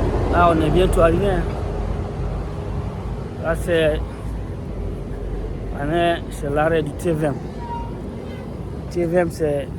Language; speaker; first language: French; native; French